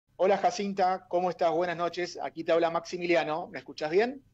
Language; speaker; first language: Spanish; native; Spanish